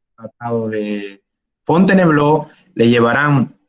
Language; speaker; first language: Spanish; native; Spanish